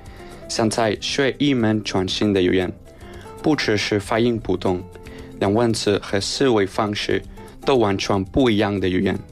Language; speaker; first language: Chinese; non-native, fluent; Spanish